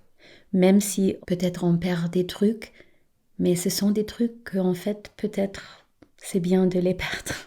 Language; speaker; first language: French; non-native, fluent; German